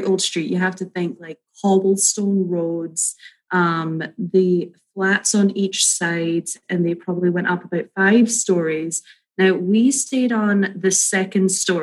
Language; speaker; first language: English; native; English